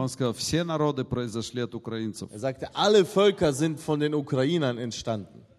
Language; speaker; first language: German; non-native, fluent; Russian